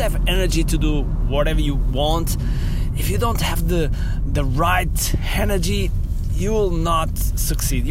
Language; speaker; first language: English; non-native, fluent; Portuguese